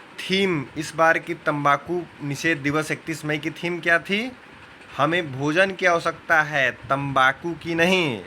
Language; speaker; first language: Hindi; native; Hindi